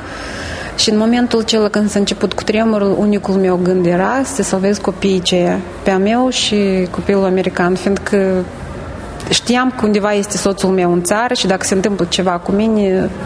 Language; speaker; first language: Romanian; native; Romanian